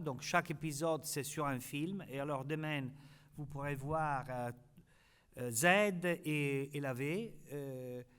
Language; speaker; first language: French; non-native, fluent; Italian